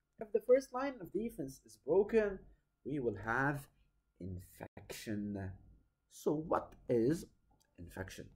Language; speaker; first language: English; non-native, local second language; Arabic